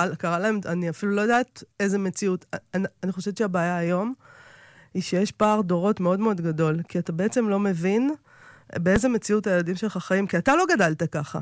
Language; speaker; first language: Hebrew; native; Hebrew